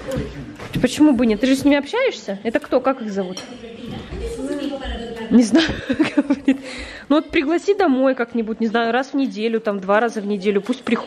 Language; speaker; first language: Russian; native; Russian